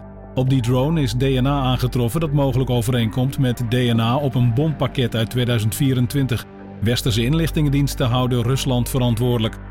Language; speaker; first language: Dutch; native; Dutch